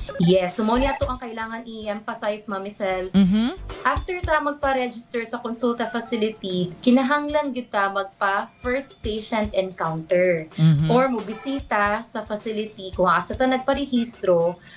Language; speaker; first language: Cebuano; native; Cebuano